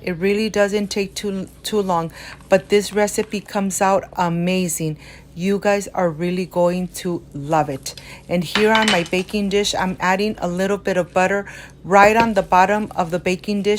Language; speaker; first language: English; non-native, fluent; Spanish